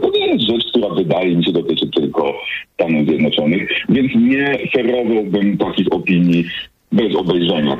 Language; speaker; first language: Polish; native; Polish